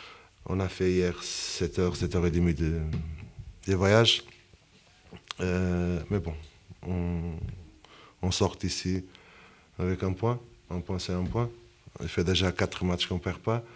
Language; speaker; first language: French; non-native, fluent; Portuguese